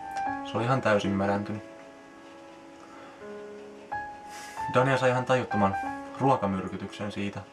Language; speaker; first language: Finnish; native; Finnish